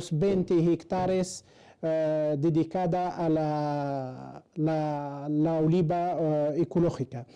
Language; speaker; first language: Spanish; non-native, fluent; Arabic